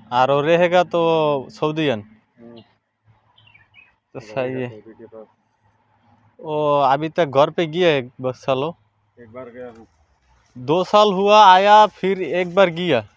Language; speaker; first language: Hindi; non-native, learner; Bangla